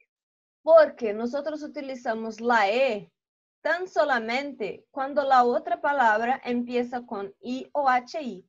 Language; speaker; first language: Spanish; non-native, fluent; Portuguese